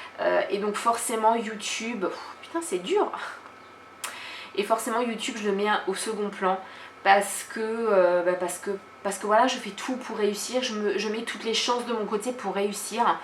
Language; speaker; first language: French; native; French